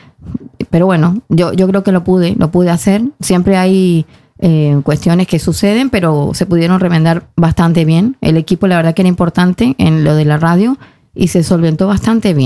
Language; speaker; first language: Spanish; native; Spanish